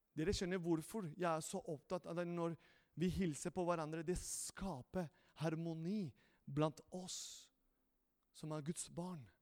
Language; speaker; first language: Norwegian; non-native, fluent; Spanish